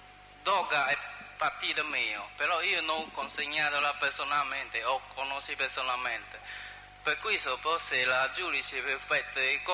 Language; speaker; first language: Italian; non-native, learner; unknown